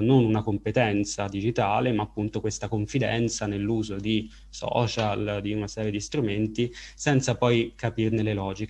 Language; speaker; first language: Italian; native; Italian